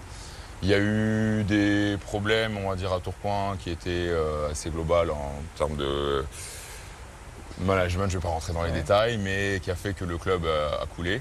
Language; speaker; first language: French; native; French